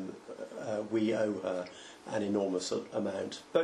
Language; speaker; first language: English; native; English